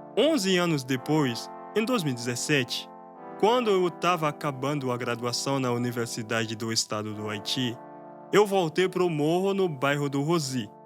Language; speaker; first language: Portuguese; non-native, fluent; Haitian Creole